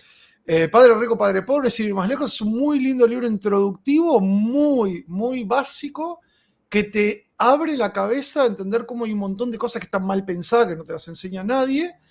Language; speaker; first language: Spanish; native; Spanish